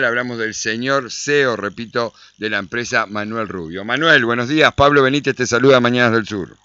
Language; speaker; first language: Spanish; native; Spanish